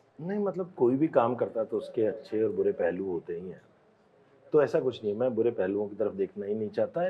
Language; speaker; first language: Hindi; native; Hindi